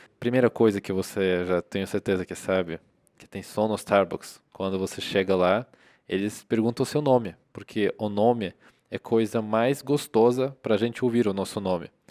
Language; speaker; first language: Portuguese; non-native, fluent; Russian